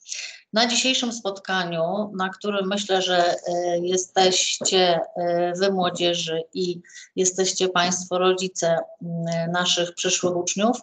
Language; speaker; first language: Polish; native; Polish